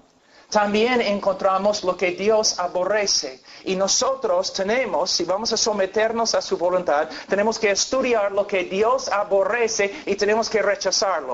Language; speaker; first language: Spanish; non-native, fluent; English